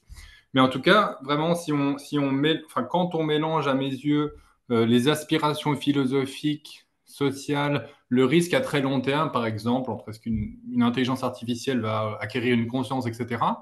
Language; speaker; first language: French; native; French